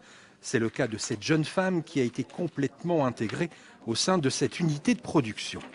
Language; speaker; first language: French; native; French